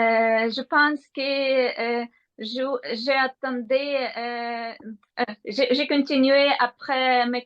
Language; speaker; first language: French; non-native, learner; Ukrainian